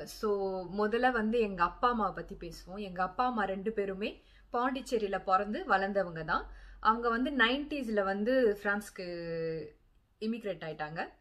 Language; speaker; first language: Tamil; early bilingual, heritage; Tamil